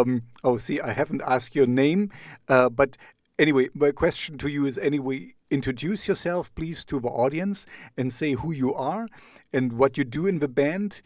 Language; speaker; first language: English; non-native, fluent; German